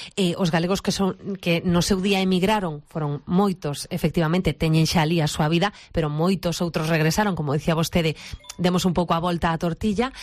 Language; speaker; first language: Galician; native; Galician